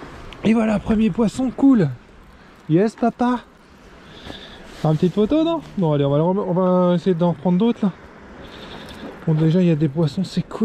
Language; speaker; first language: French; native; French